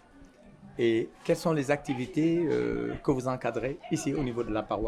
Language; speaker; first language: French; non-native, local second language; Wolof